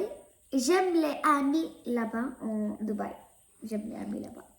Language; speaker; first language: French; non-native, learner; Malayalam